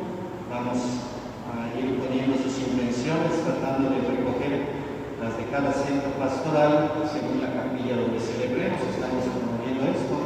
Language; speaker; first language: Spanish; native; Spanish